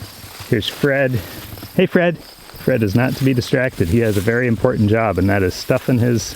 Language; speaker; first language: English; native; English